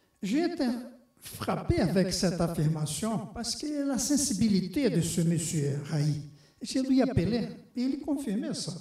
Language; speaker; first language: French; non-native, fluent; Portuguese